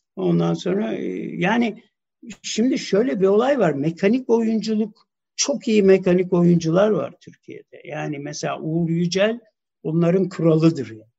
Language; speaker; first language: Turkish; early bilingual, heritage; Turkish